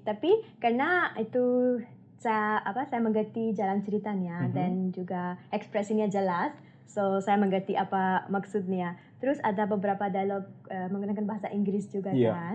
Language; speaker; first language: Indonesian; non-native, learner; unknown